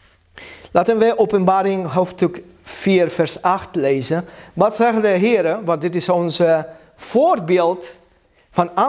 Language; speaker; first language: Dutch; non-native, learner; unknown